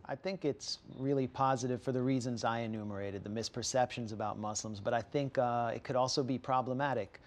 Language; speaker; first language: English; native; English